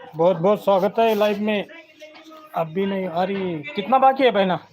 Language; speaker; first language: Hindi; non-native, local second language; Marathi